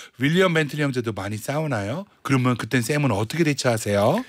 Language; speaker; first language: Korean; native; Korean